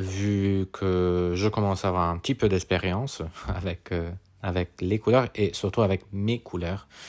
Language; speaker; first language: French; non-native, fluent; Italian